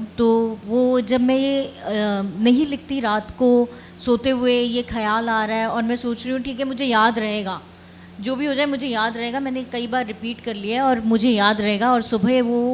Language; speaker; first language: Hindi; native; Hindi